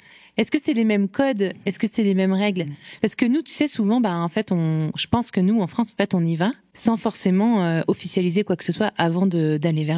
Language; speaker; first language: French; native; French